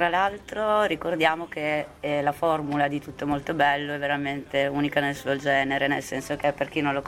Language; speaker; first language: Italian; native; Italian